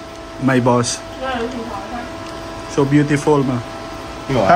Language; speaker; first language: English; non-native, learner; Indonesian